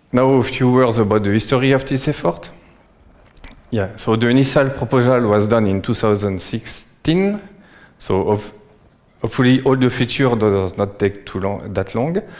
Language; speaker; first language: English; non-native, fluent; French